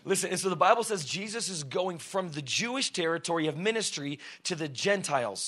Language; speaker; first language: English; early bilingual, other home language; Russian